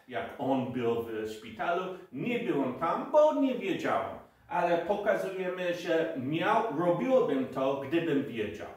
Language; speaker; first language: Polish; non-native, learner; English